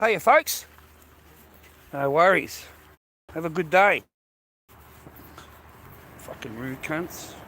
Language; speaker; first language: English; native; English